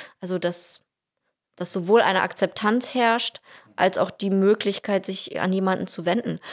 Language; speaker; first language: German; early bilingual, heritage; Russian